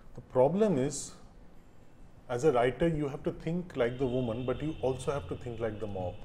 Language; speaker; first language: English; non-native, local second language; Bangla